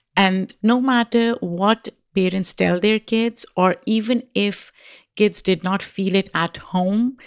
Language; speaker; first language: English; non-native, local second language; Urdu